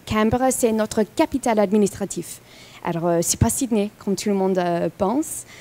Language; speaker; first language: French; non-native, fluent; English